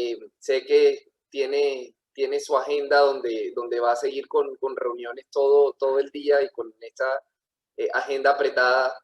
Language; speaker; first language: Spanish; native; Spanish